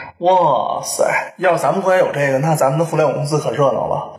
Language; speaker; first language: Chinese; native; Chinese